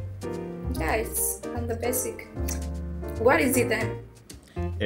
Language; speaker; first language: English; non-native, learner; Polish